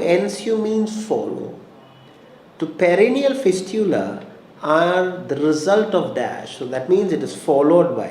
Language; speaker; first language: English; non-native, local second language; Malayalam